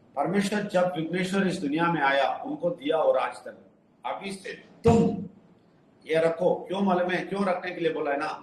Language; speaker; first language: Hindi; non-native, local second language; Telugu